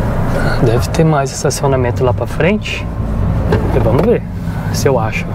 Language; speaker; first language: Portuguese; native; Portuguese